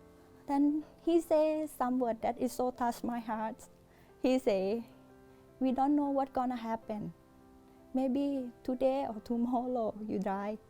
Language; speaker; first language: English; non-native, learner; Thai